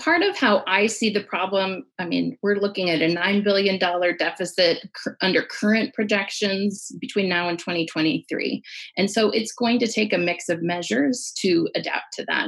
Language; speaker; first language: English; native; English